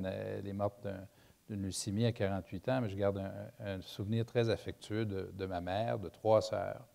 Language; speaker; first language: French; native; French